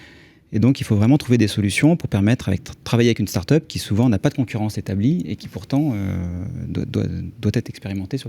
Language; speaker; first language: French; native; French